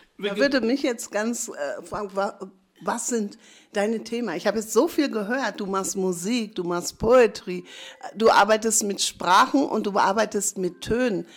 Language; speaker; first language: German; native; German